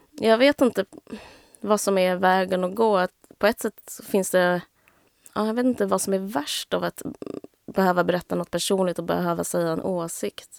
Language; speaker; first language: Swedish; native; Swedish